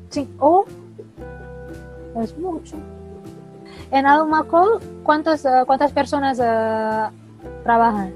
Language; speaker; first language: Spanish; non-native, learner; Indonesian